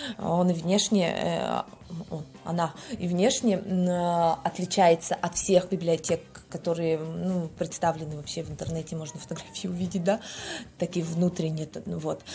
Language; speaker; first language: Russian; non-native, local second language; Yakut